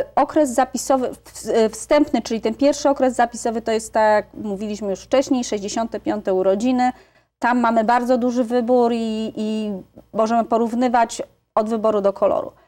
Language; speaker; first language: Polish; native; Polish